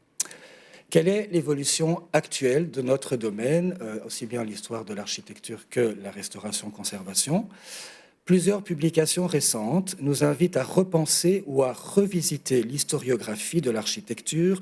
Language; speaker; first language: French; native; French